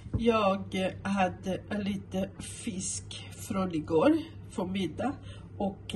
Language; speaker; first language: Swedish; non-native, fluent; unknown